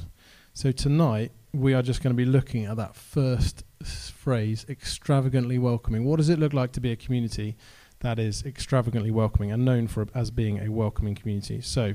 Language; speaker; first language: English; native; English